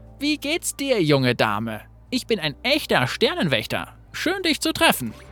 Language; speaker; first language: German; native; German